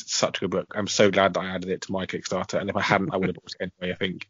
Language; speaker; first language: English; native; English